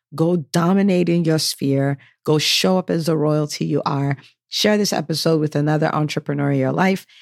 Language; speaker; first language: English; native; English